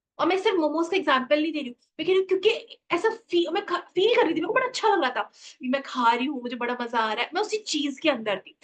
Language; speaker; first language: Hindi; native; Hindi